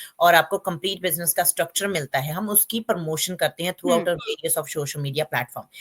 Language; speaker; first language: Hindi; non-native, local second language; Punjabi